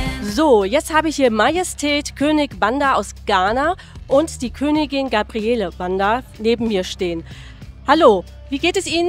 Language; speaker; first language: German; native; German